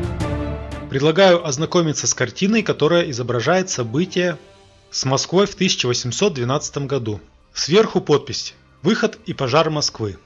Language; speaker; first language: Russian; native; Russian